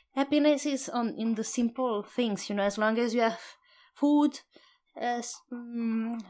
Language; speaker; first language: English; non-native, fluent; Italian